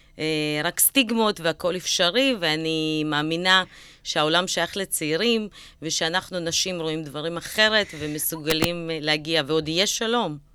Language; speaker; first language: Hebrew; early bilingual, other home language; Russian